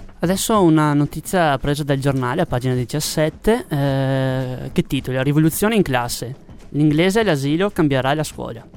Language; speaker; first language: Italian; native; Italian